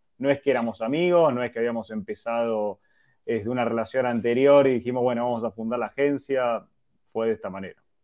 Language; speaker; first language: Spanish; native; Spanish